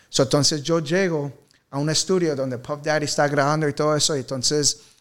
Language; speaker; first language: Spanish; early bilingual, heritage; Spanish